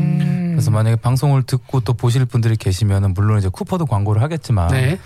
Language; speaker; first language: Korean; native; Korean